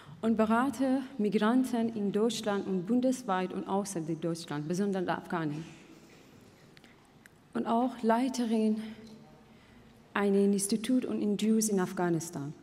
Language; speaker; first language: German; non-native, fluent; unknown